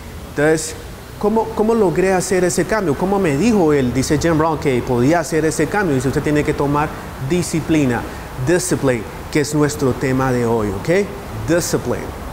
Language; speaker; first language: Spanish; native; Spanish